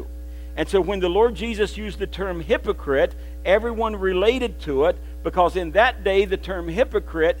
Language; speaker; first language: English; native; English